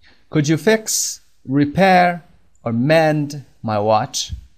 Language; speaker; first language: English; non-native, fluent; Persian